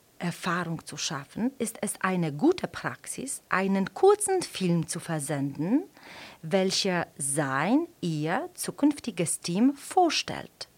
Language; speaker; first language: German; non-native, fluent; Polish